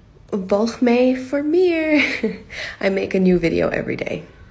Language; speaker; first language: Dutch; non-native, learner; English